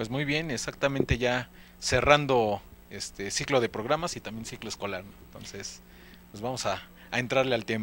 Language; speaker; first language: Spanish; native; Spanish